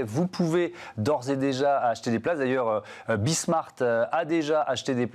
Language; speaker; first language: French; native; French